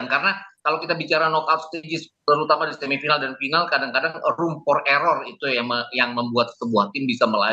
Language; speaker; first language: Indonesian; native; Indonesian